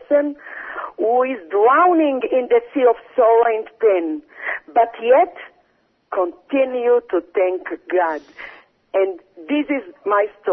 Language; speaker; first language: English; early bilingual, other home language; Arabic